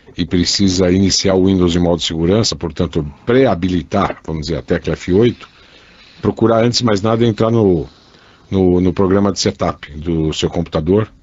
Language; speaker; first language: Portuguese; native; Portuguese